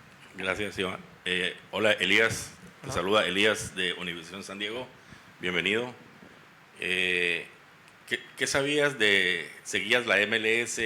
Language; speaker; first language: Spanish; native; Spanish